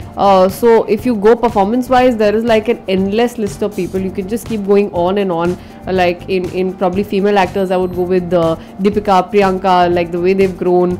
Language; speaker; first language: English; non-native, local second language; Hindi